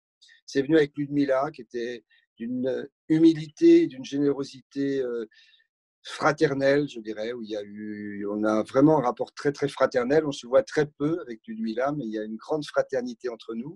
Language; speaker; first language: French; native; French